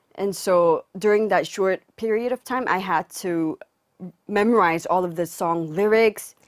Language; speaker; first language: English; non-native, local second language; Korean